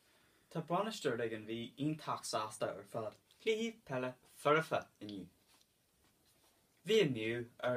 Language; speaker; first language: Irish; non-native, local second language; English